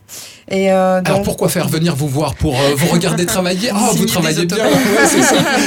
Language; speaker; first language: French; native; French